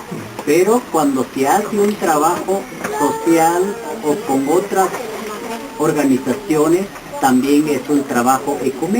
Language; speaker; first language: Spanish; non-native, local second language; Kʼicheʼ